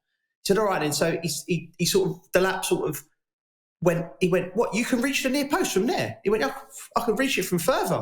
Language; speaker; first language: English; native; English